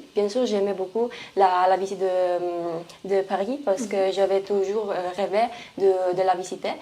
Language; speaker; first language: French; non-native, fluent; Italian